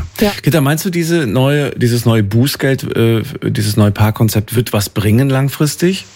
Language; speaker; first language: German; native; German